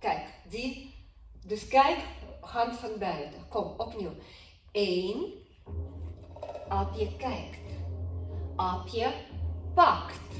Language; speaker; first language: Dutch; non-native, learner; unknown